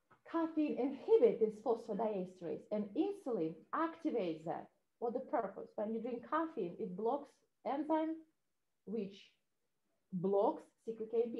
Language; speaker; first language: English; non-native, fluent; Russian